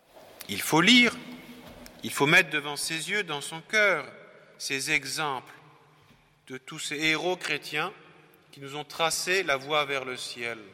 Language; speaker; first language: French; native; French